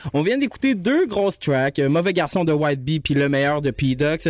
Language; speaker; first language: French; native; French